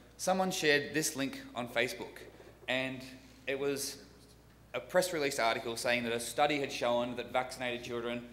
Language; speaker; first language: English; native; English